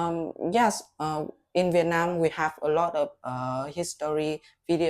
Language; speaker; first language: English; non-native, learner; Vietnamese